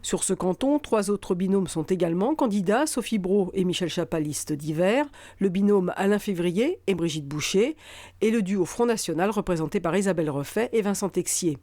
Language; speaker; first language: French; native; French